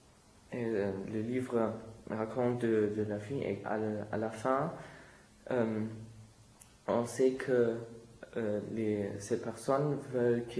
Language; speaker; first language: French; non-native, learner; German